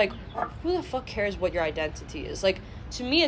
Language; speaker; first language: English; non-native, local second language; Cantonese